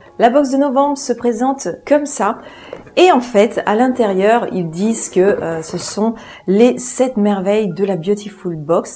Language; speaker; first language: French; native; French